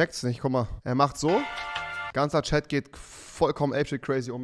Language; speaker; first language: German; native; German